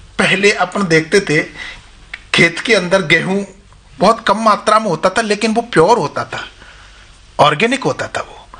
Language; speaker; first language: Hindi; native; Hindi